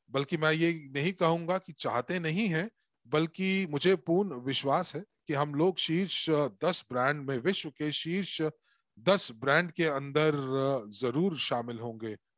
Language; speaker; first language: Hindi; native; Hindi